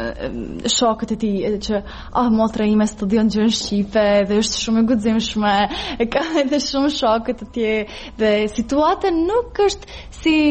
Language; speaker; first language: Albanian; non-native, fluent; Serbian